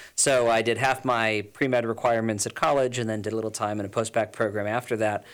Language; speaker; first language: English; native; English